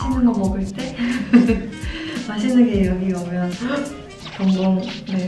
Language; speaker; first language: Korean; non-native, fluent; Japanese